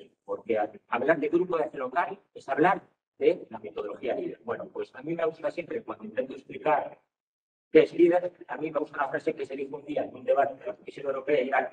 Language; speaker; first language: Spanish; native; Spanish